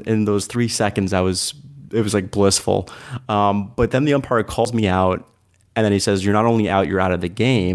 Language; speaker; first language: English; native; English